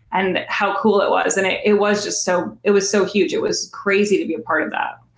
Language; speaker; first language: English; native; English